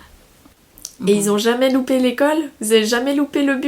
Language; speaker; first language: French; native; French